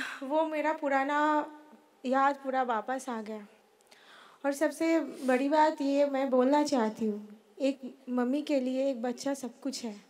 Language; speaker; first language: Hindi; non-native, local second language; Bangla